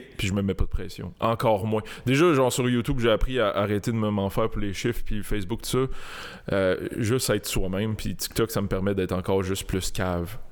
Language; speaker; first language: French; native; French